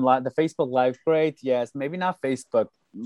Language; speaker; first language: English; native; English